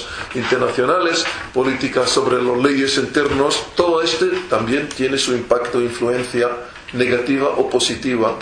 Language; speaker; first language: Spanish; non-native, fluent; Hebrew